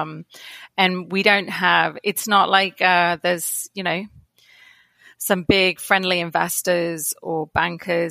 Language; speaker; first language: English; native; English